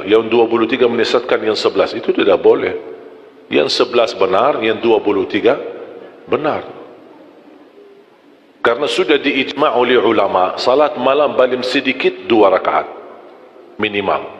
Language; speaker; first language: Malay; non-native, fluent; Arabic